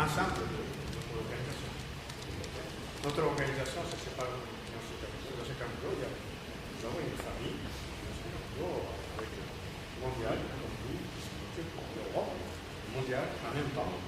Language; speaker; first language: French; non-native, learner; Japanese